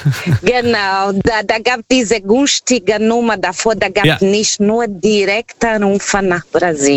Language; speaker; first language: German; non-native, fluent; Portuguese